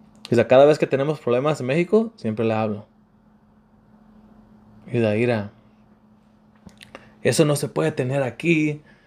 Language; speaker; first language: Spanish; early bilingual, heritage; Spanish